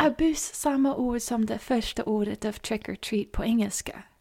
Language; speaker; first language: Swedish; non-native, fluent; English